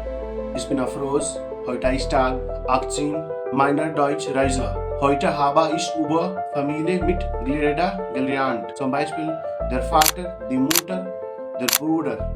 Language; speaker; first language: German; non-native, learner; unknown